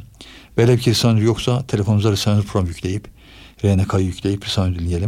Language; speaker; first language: Turkish; native; Turkish